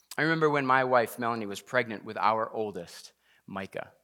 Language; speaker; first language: English; native; English